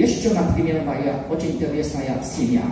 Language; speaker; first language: Russian; non-native, learner; Polish